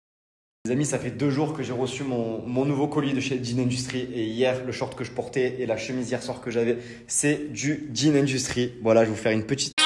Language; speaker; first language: French; native; French